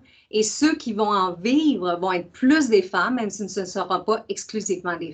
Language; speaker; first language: French; native; French